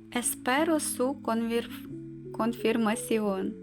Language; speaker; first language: Spanish; non-native, fluent; Ukrainian